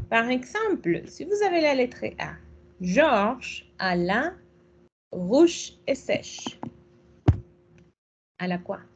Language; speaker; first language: French; non-native, fluent; Spanish